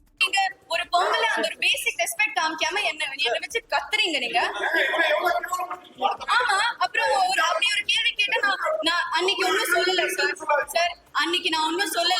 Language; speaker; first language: Tamil; non-native, local second language; Malayalam